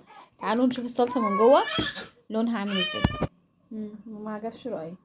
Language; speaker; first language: Arabic; native; Arabic